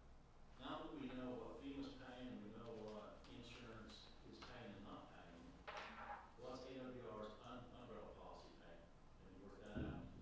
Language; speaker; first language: English; native; English